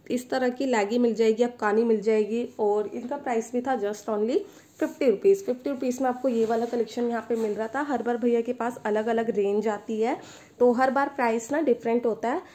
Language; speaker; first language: Hindi; native; Hindi